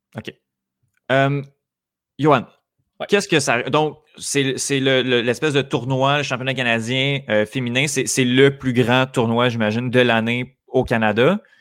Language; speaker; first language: French; native; French